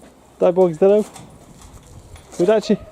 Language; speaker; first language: Russian; non-native, learner; English